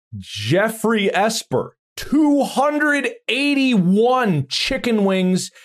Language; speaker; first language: English; native; English